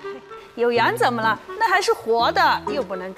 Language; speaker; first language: Chinese; native; Chinese